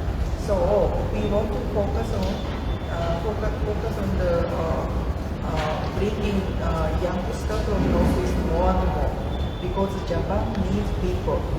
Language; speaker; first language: English; non-native, learner; Japanese